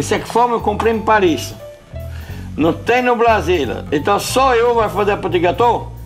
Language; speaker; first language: Portuguese; non-native, fluent; French